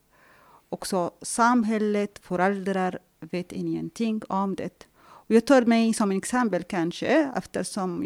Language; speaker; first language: Swedish; non-native, fluent; Arabic